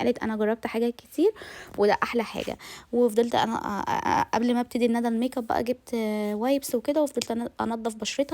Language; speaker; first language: Arabic; native; Arabic